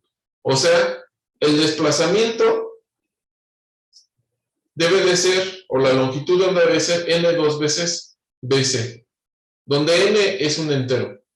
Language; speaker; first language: Spanish; native; Spanish